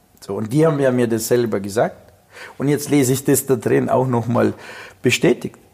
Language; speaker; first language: German; non-native, fluent; Russian